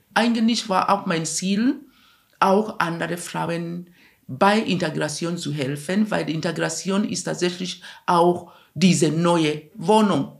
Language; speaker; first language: German; non-native, fluent; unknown